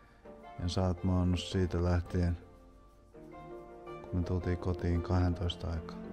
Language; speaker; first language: Finnish; native; Finnish